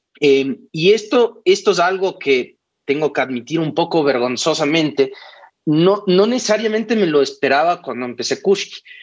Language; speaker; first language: Spanish; native; Spanish